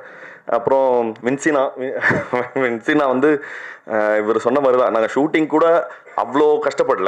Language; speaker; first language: Tamil; native; Tamil